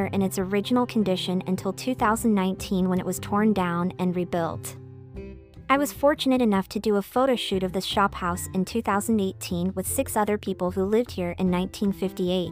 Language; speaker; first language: English; non-native, local second language; Cantonese